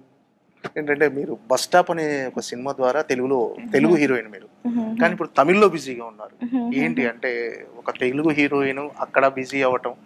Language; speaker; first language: Telugu; native; Telugu